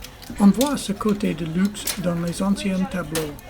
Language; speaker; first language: French; non-native, fluent; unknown